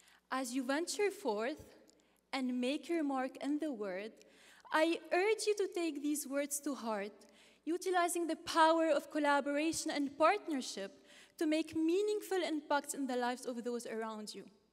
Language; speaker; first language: English; non-native, fluent; Arabic